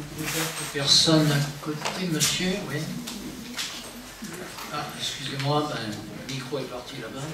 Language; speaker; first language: French; native; French